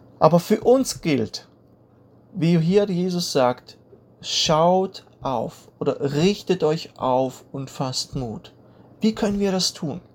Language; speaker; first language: German; native; German